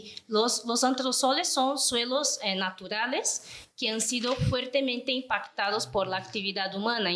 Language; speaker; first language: Spanish; non-native, fluent; Portuguese